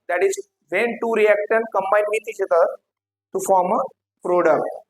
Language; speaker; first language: English; non-native, local second language; Marathi